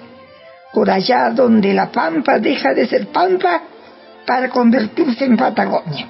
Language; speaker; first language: Spanish; native; Spanish